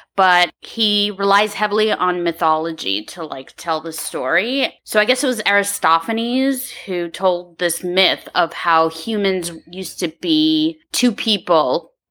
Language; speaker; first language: English; early bilingual, other home language; Ukrainian